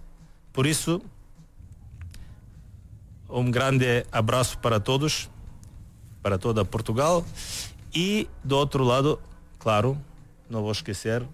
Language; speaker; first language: Portuguese; non-native, learner; Bulgarian